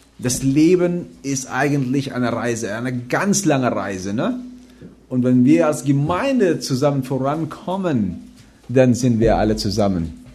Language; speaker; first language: German; non-native, fluent; Filipino